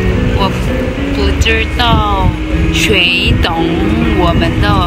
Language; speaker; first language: Chinese; non-native, learner; Korean